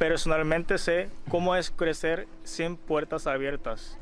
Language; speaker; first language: Spanish; non-native, fluent; Japanese